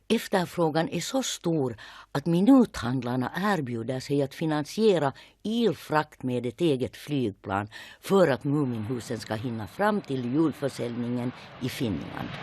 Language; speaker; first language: Swedish; native; Swedish